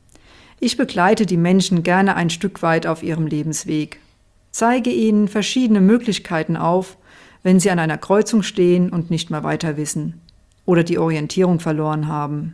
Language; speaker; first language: German; native; German